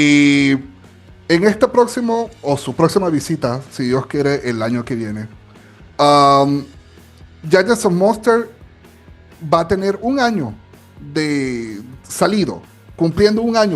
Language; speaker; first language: Spanish; native; Spanish